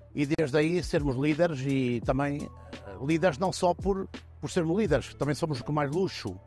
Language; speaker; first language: Portuguese; native; Portuguese